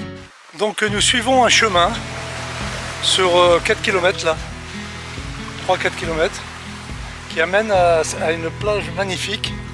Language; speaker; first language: French; native; French